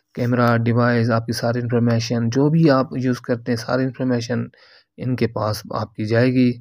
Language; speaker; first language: Urdu; native; Urdu